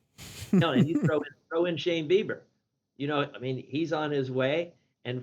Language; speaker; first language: English; native; English